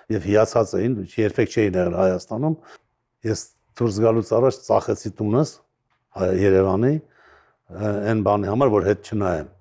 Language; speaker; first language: Armenian; native; Armenian